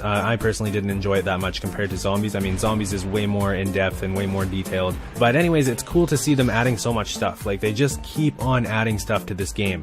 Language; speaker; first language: English; native; English